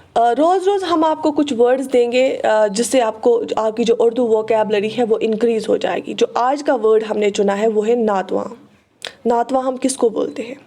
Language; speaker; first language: Urdu; non-native, local second language; Kashmiri